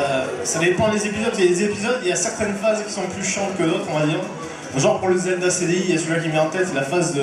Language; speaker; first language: French; native; French